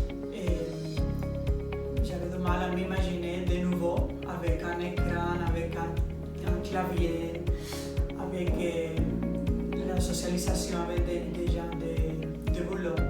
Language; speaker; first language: French; non-native, fluent; Spanish